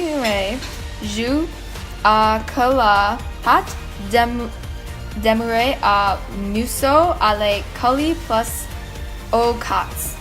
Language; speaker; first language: French; non-native, learner; English